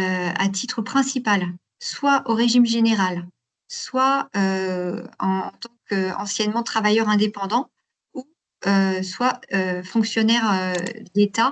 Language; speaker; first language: French; native; French